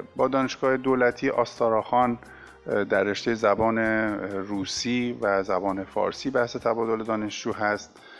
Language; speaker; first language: Persian; native; Persian